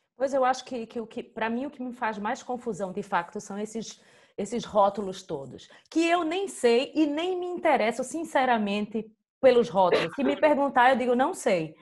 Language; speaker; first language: Portuguese; native; Portuguese